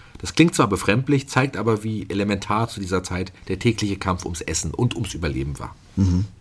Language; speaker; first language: German; native; German